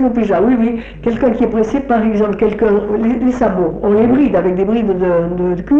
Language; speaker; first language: French; native; French